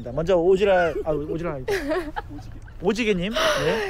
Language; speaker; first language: Korean; native; Korean